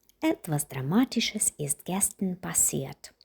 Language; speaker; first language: German; non-native, fluent; Ukrainian